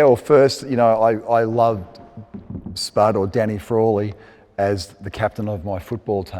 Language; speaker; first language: English; native; English